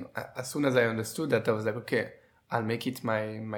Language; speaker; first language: English; non-native, fluent; French